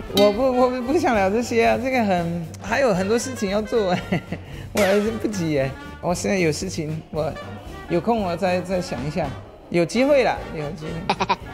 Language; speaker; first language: Chinese; non-native, fluent; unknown